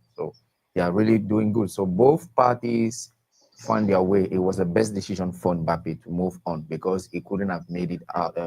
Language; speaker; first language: English; non-native, local second language; French